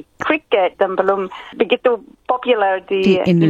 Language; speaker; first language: Indonesian; non-native, fluent; English